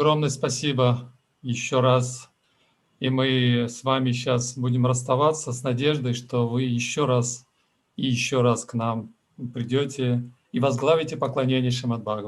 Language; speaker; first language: Russian; native; Russian